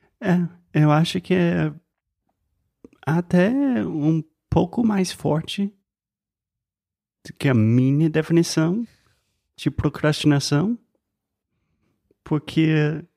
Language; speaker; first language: Portuguese; non-native, fluent; English